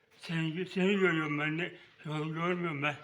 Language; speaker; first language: Turkish; native; Turkish